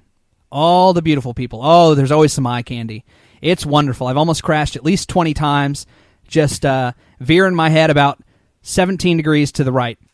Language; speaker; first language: English; native; English